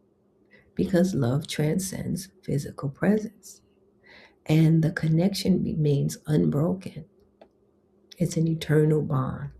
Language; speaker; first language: English; native; English